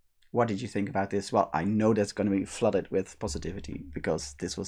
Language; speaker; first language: English; non-native, fluent; Dutch